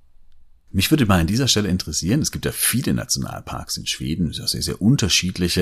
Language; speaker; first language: German; native; German